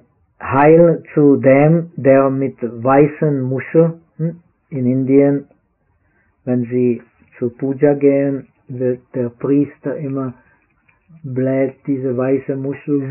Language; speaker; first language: German; non-native, fluent; Czech